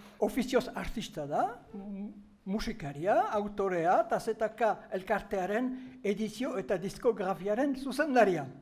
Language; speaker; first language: Basque; native; Basque